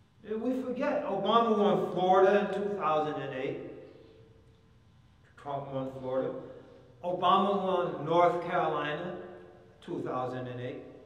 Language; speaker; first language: English; native; English